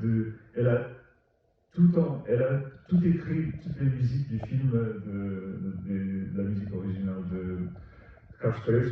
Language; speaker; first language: French; non-native, fluent; Portuguese